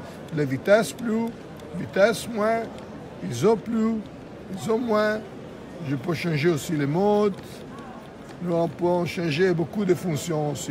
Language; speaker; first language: French; non-native, fluent; Italian